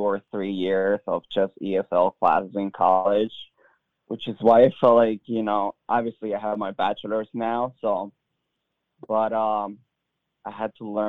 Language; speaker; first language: English; non-native, fluent; Spanish